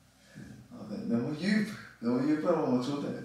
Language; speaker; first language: Swedish; native; Swedish